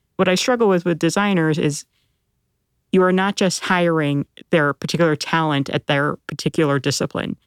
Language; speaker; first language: English; early bilingual, other home language; Filipino